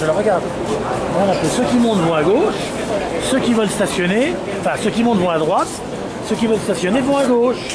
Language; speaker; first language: French; native; French